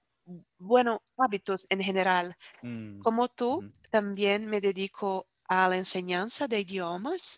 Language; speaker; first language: Spanish; non-native, fluent; Portuguese